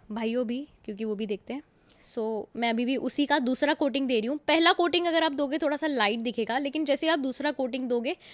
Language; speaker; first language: Hindi; non-native, local second language; Gujarati